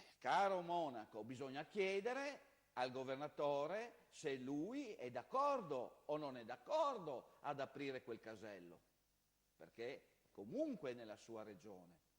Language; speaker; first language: Italian; native; Italian